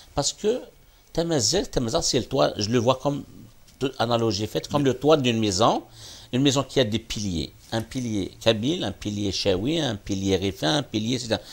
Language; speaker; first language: French; non-native, local second language; Kabyle